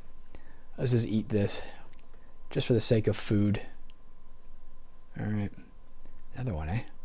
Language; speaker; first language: English; native; English